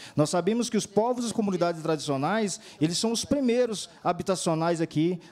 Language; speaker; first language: Portuguese; native; Portuguese